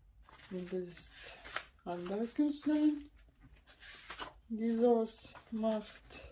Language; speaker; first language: German; non-native, learner; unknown